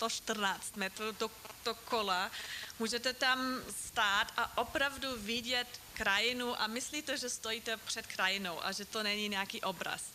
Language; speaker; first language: Czech; non-native, fluent; German